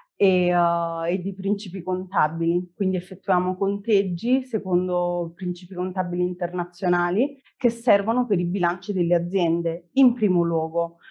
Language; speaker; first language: Italian; native; Italian